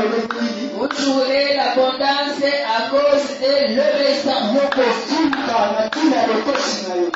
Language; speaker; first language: French; non-native, local second language; Lingala